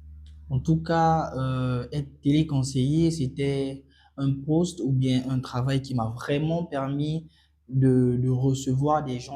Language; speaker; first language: French; non-native, local second language; Sango